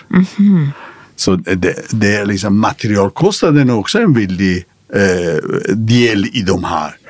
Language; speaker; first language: Swedish; non-native, fluent; Persian